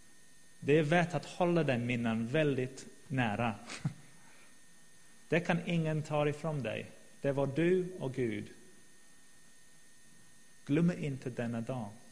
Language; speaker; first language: Swedish; non-native, fluent; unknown